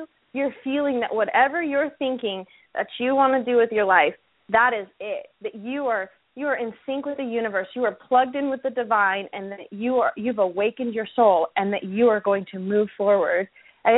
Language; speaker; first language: English; native; English